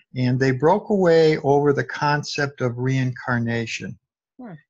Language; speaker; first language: English; native; English